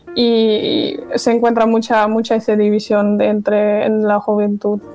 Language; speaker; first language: Spanish; non-native, fluent; German